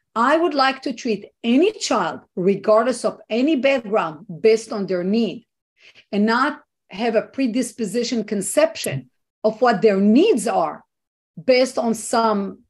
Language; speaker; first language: English; non-native, fluent; Hebrew